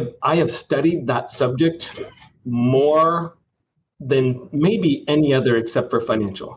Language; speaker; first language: English; native; English